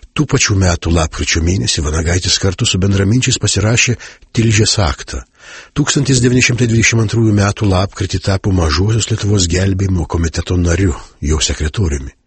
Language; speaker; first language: Lithuanian; native; Lithuanian